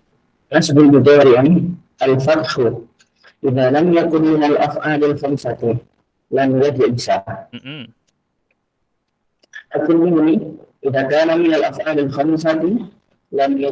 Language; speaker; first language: Arabic; non-native, learner; Indonesian